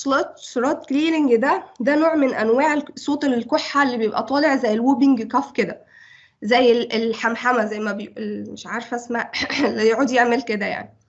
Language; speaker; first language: Arabic; native; Arabic